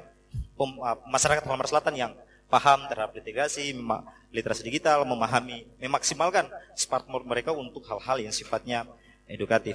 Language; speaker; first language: Indonesian; native; Indonesian